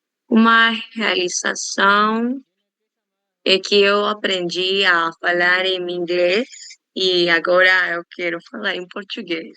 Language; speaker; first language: Portuguese; non-native, learner; Spanish